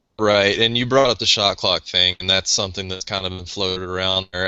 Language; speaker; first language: English; native; English